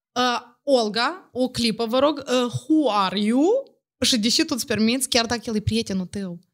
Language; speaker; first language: Romanian; native; Romanian